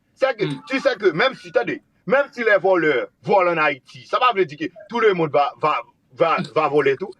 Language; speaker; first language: French; non-native, local second language; Haitian Creole